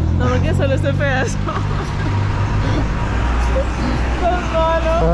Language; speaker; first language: Spanish; native; Spanish